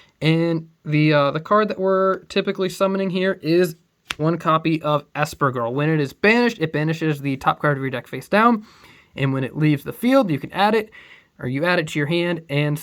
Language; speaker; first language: English; native; English